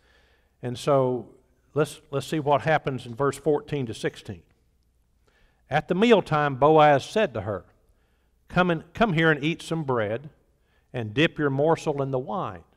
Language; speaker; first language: English; native; English